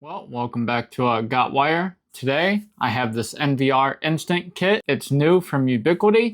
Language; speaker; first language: English; native; English